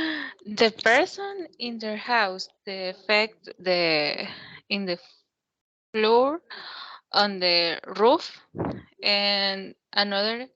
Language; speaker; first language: English; non-native, learner; Spanish